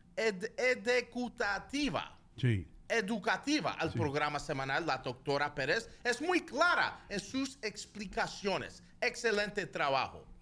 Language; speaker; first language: Spanish; early bilingual, heritage; Spanish